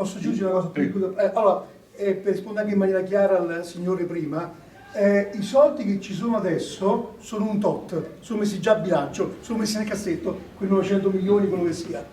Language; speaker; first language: Italian; native; Italian